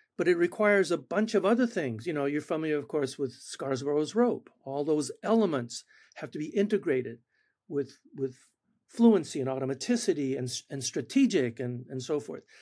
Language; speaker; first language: English; non-native, fluent; Spanish